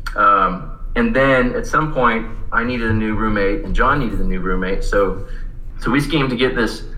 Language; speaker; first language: English; native; English